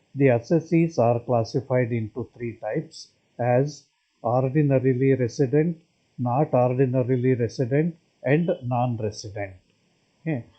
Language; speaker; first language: English; non-native, local second language; Kannada